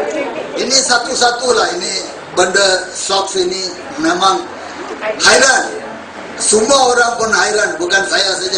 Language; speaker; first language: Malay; non-native, local second language; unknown